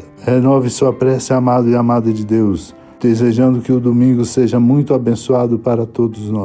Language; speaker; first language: Portuguese; native; Portuguese